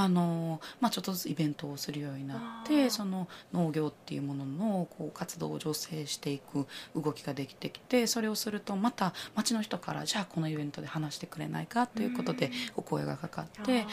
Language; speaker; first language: Japanese; native; Japanese